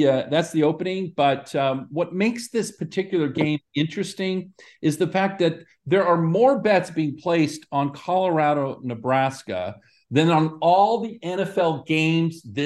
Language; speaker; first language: English; native; English